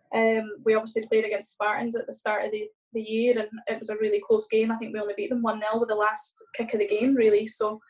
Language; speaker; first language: English; native; English